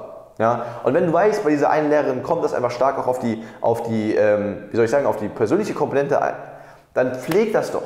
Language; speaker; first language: German; native; German